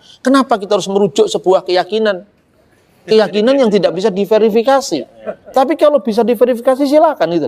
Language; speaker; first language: Indonesian; native; Indonesian